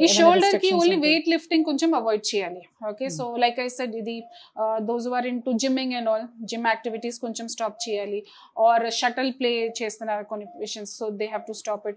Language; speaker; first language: Telugu; non-native, learner; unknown